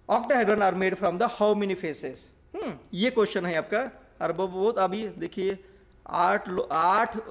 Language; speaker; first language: Hindi; non-native, local second language; Marathi